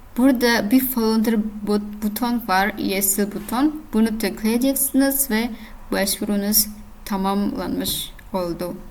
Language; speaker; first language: Turkish; non-native, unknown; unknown